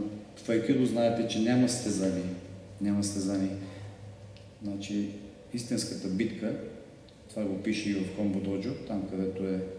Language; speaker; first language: Bulgarian; native; Bulgarian